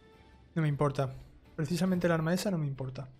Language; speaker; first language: Spanish; native; Spanish